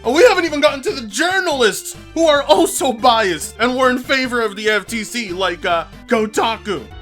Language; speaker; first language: English; native; English